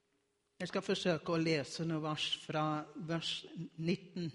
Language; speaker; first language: Norwegian; non-native, learner; Afrikaans